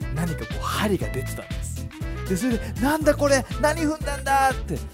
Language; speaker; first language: Japanese; native; Japanese